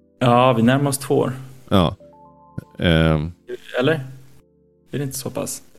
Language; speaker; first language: Swedish; native; Swedish